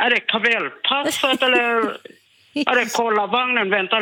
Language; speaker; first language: Swedish; non-native, learner; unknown